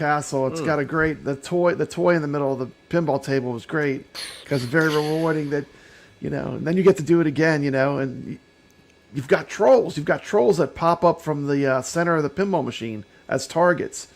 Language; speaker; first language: English; native; English